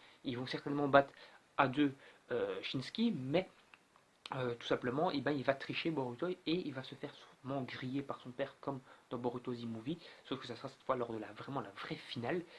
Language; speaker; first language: French; native; French